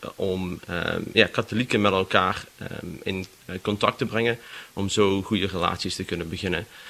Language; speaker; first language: Dutch; native; Dutch